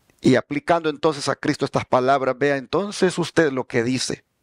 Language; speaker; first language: Spanish; native; Spanish